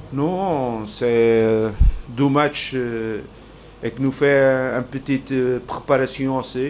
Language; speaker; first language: French; non-native, learner; Portuguese